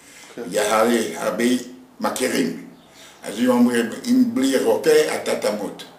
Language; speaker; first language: Hebrew; non-native, fluent; Yiddish